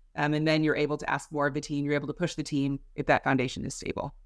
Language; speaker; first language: English; native; English